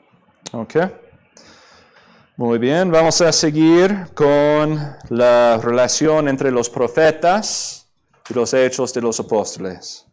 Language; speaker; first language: Spanish; non-native, fluent; English